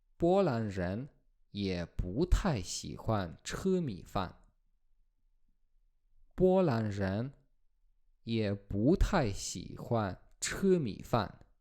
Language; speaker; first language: Chinese; non-native, fluent; Polish